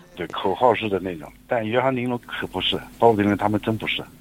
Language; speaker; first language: Chinese; native; Chinese